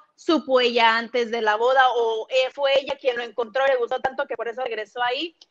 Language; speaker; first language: Spanish; early bilingual, heritage; Spanish